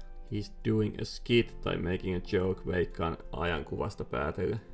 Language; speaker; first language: Finnish; native; Finnish